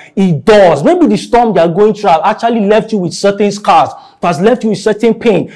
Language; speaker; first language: English; non-native, local second language; Yoruba